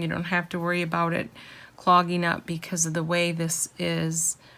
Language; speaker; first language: English; native; English